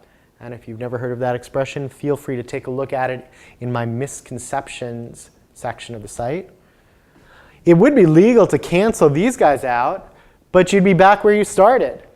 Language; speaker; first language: English; native; English